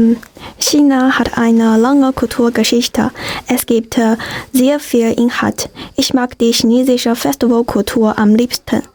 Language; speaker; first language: German; non-native, learner; Chinese